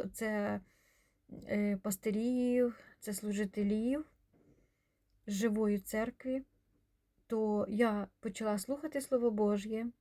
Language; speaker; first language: Ukrainian; non-native, local second language; Russian